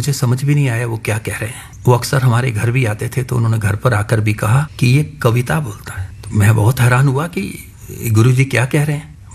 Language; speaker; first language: Hindi; non-native, local second language; Punjabi